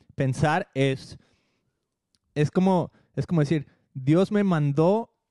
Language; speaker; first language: Spanish; native; Spanish